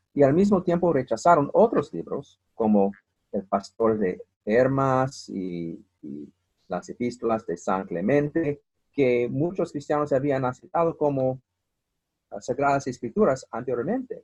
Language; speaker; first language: Spanish; non-native, fluent; English